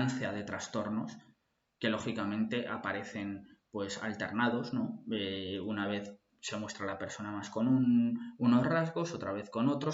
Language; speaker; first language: Spanish; native; Spanish